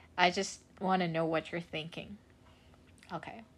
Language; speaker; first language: English; non-native, local second language; Cantonese